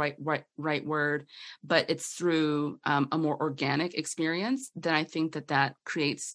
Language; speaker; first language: English; native; English